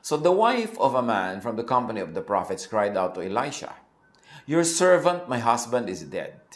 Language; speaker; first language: English; non-native, local second language; Filipino